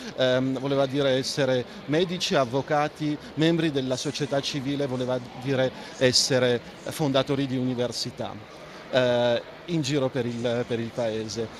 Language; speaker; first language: Italian; non-native, fluent; Armenian